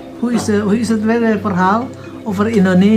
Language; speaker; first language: Dutch; non-native, fluent; Indonesian